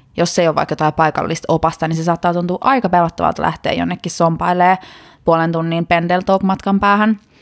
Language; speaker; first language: Finnish; native; Finnish